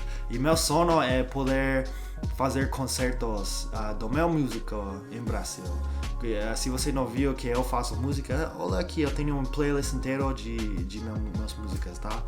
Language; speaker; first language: Portuguese; non-native, learner; English